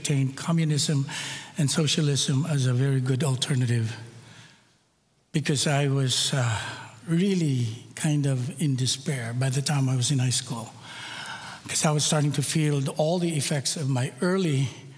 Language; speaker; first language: English; non-native, local second language; Filipino